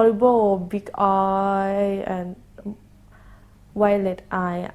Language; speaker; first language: English; non-native, learner; Thai